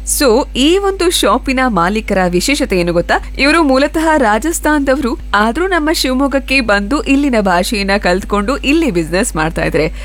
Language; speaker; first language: Kannada; native; Kannada